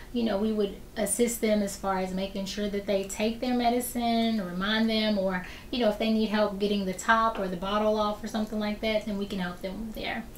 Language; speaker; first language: English; native; English